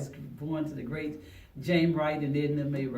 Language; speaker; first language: English; native; English